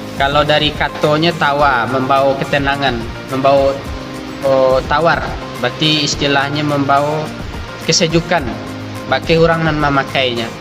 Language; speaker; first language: Malay; non-native, local second language; Minangkabau